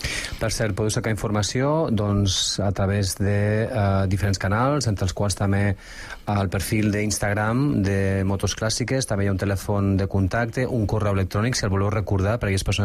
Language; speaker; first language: Catalan; native; Catalan